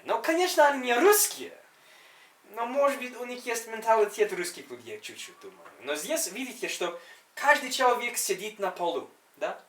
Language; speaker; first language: Russian; non-native, fluent; English